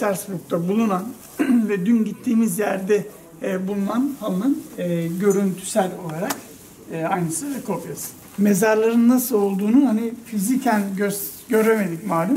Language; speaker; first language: Turkish; native; Turkish